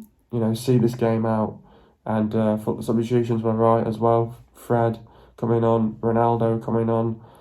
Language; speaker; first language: English; native; English